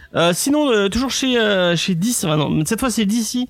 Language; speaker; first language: French; early bilingual, other home language; English